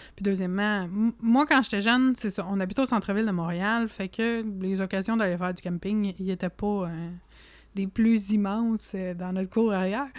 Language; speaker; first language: French; native; French